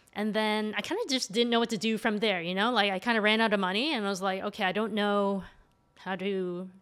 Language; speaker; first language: English; native; English